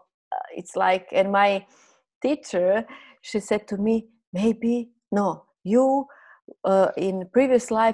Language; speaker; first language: English; non-native, fluent; Croatian